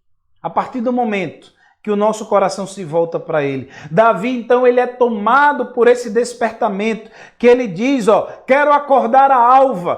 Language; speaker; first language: Portuguese; native; Portuguese